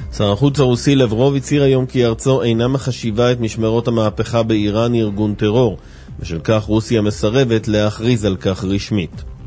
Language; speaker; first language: Hebrew; native; Hebrew